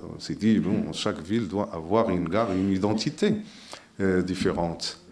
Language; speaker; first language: French; non-native, local second language; Arabic